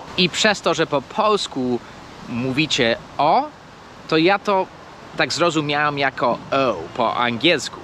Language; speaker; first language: Polish; non-native, fluent; English